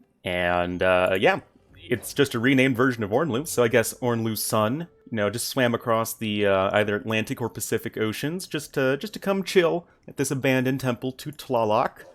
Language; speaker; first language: English; native; English